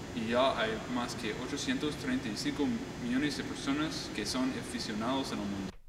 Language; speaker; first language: Spanish; non-native, fluent; English